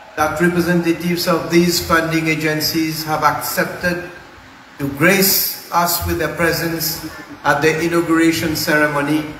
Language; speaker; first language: English; non-native, local second language; Morisyen